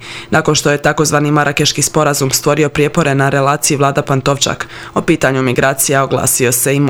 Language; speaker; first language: Croatian; native; Croatian